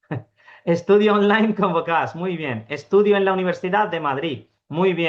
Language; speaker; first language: Spanish; non-native, fluent; Urdu